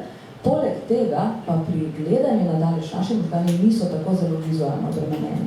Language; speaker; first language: Slovenian; native; Slovenian